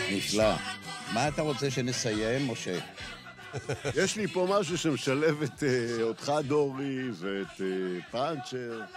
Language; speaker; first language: Hebrew; native; Hebrew